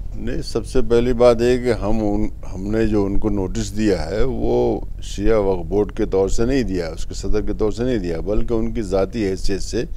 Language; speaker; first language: Urdu; native; Urdu